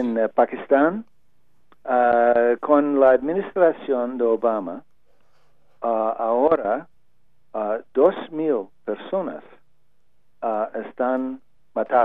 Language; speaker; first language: Spanish; non-native, learner; English